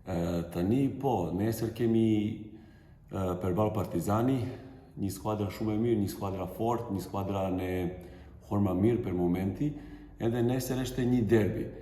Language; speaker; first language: Albanian; non-native, fluent; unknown